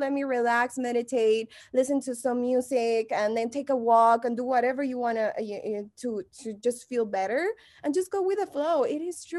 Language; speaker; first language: English; non-native, fluent; Spanish